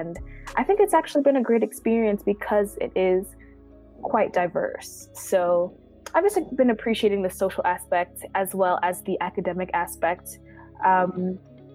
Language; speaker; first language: English; native; English